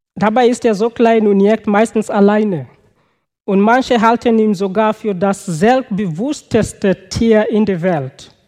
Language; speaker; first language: German; non-native, fluent; Swahili